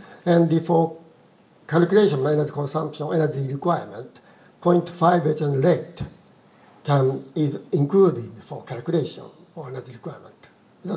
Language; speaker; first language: English; non-native, fluent; Japanese